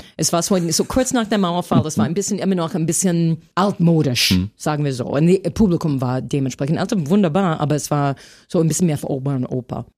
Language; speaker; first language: German; non-native, fluent; English